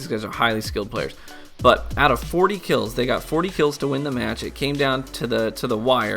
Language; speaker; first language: English; native; English